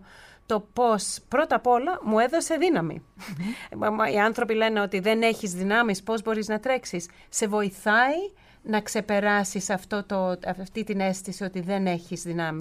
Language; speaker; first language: Greek; early bilingual, heritage; Greek